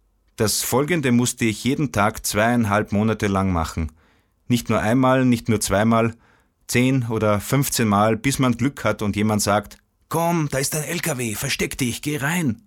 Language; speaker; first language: German; non-native, fluent; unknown